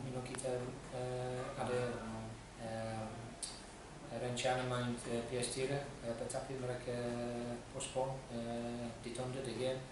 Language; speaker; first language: Indonesian; non-native, fluent; English